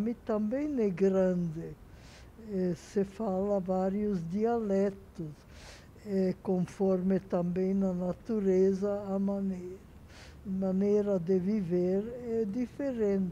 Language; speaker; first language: Portuguese; non-native, fluent; Hungarian